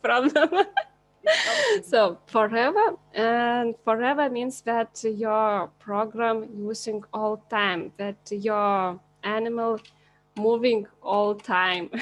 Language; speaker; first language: English; non-native, learner; Lithuanian